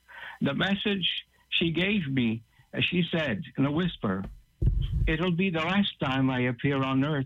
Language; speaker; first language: English; non-native, fluent; Portuguese